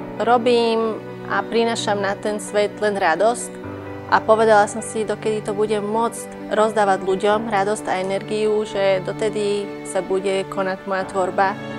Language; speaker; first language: Slovak; non-native, fluent; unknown